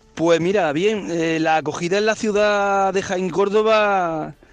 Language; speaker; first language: Spanish; native; Spanish